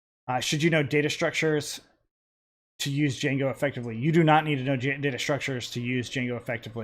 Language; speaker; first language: English; native; English